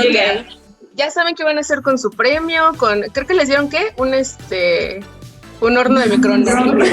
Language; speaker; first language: Spanish; native; Spanish